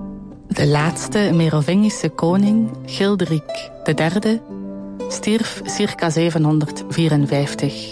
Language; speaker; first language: Dutch; native; Dutch